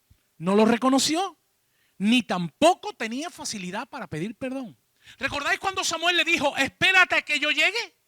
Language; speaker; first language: Spanish; native; Spanish